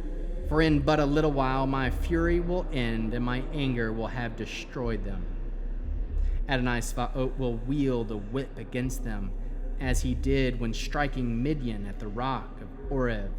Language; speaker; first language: English; native; English